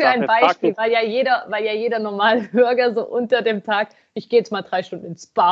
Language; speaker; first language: German; native; German